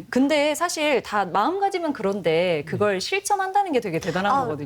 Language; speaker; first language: Korean; native; Korean